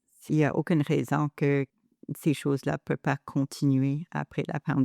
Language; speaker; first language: French; non-native, local second language; English